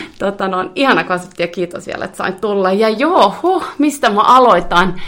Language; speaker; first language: Finnish; non-native, local second language; Swedish